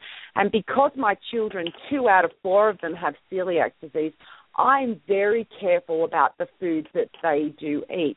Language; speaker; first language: English; native; English